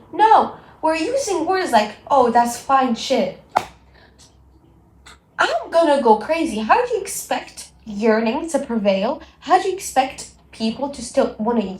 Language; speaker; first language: English; non-native, local second language; Arabic